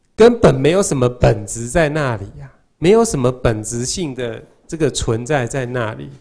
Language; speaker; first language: Chinese; native; Chinese